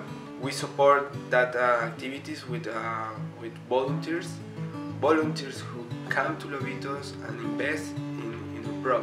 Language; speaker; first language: English; non-native, fluent; Spanish